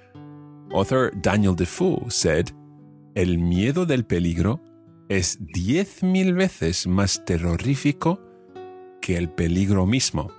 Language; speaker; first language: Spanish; non-native, fluent; English